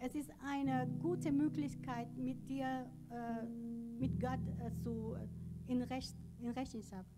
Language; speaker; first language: German; non-native, learner; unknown